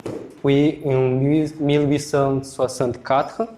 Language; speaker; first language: French; non-native, learner; Portuguese